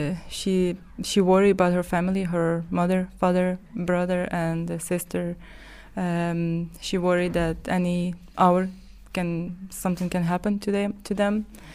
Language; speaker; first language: English; non-native, fluent; Ukrainian